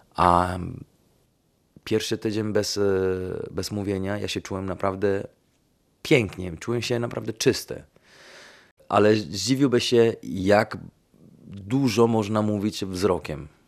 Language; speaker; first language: Polish; non-native, fluent; Italian